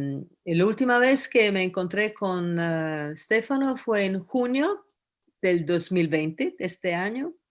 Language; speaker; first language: Spanish; non-native, fluent; Italian